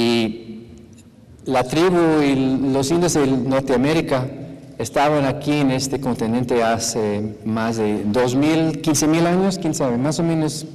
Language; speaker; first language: Spanish; non-native, fluent; English